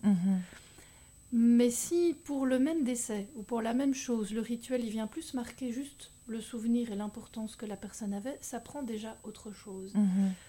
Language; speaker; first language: French; native; French